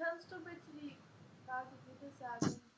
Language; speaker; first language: German; non-native, learner; English